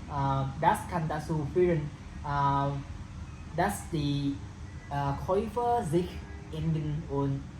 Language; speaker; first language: German; non-native, learner; Vietnamese